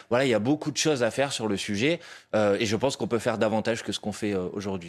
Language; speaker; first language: French; native; French